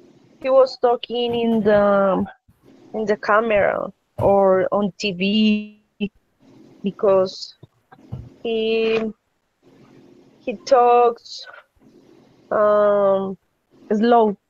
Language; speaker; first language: English; non-native, learner; Spanish